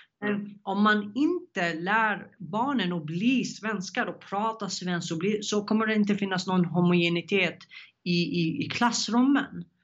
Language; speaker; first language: Swedish; non-native, fluent; Arabic